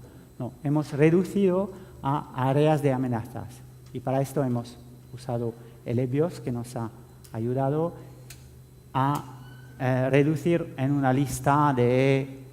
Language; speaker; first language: Spanish; non-native, fluent; French